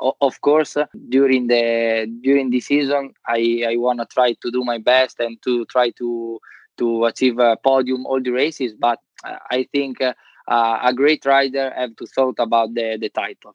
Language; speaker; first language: English; non-native, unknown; Italian